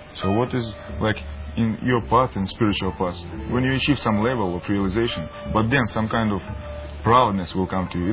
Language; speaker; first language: English; non-native, learner; Russian